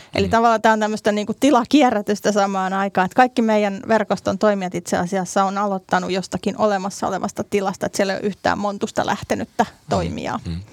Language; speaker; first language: Finnish; native; Finnish